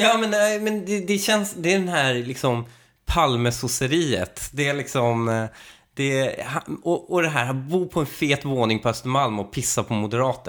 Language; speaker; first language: Swedish; native; Swedish